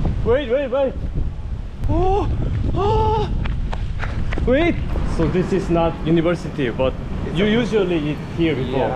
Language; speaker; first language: English; non-native, learner; Korean